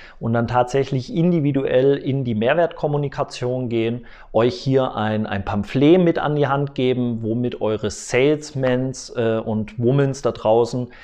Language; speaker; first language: German; native; German